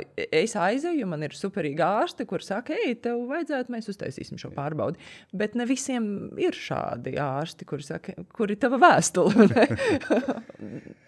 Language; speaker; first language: Latvian; native; Latvian